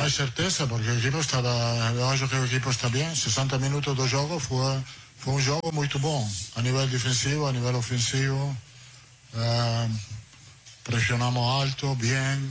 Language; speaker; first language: Portuguese; non-native, fluent; Italian